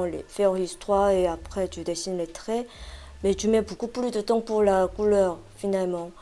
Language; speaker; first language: French; non-native, fluent; Korean